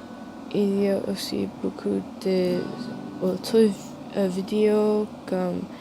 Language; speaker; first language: French; non-native, learner; English